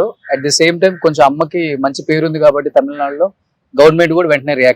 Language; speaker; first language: Telugu; native; Telugu